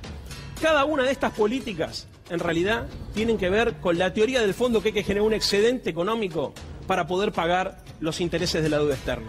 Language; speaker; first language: Spanish; native; Spanish